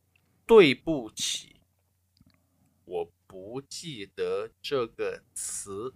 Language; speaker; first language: Chinese; non-native, learner; English